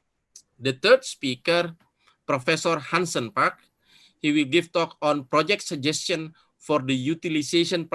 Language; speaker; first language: English; non-native, fluent; Indonesian